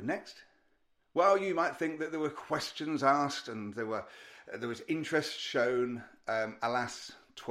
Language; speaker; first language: English; native; English